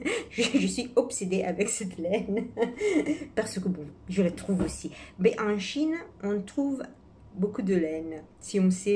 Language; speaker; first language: French; non-native, fluent; Italian